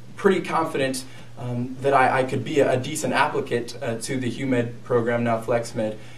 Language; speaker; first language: English; native; English